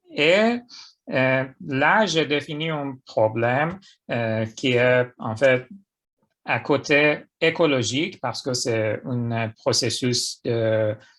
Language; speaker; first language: French; non-native, fluent; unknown